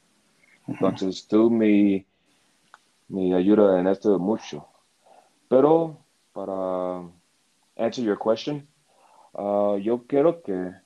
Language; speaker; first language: Spanish; non-native, learner; English